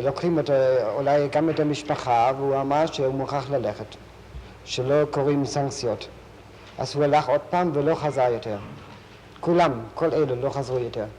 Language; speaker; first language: Hebrew; non-native, fluent; German